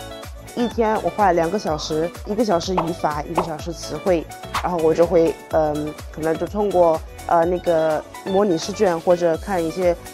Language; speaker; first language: Chinese; non-native, fluent; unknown